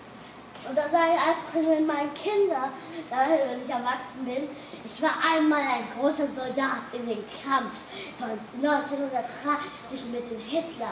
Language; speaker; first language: German; non-native, learner; French